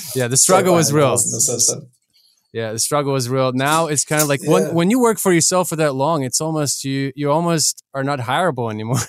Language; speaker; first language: English; early bilingual, other home language; Ukrainian